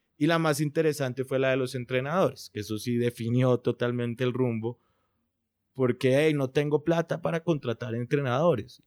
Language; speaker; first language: Spanish; native; Spanish